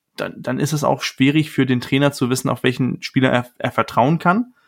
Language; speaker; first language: German; non-native, fluent; Danish